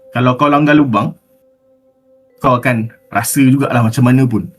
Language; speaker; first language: Malay; native; Malay